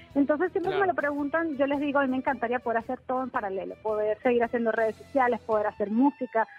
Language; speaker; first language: Spanish; native; Spanish